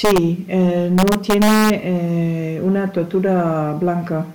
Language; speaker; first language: Spanish; non-native, learner; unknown